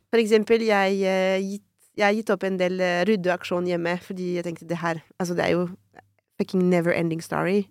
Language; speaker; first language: Norwegian; non-native, fluent; French